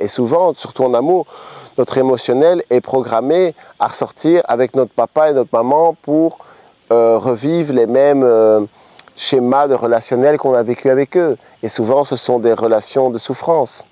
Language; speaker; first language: French; native; French